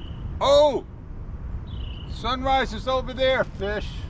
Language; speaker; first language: English; native; English